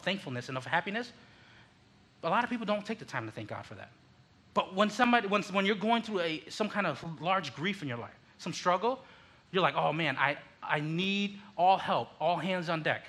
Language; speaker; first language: English; native; English